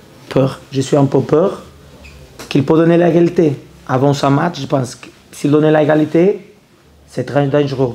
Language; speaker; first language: French; non-native, learner; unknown